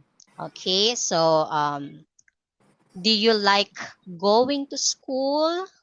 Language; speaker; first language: English; non-native, fluent; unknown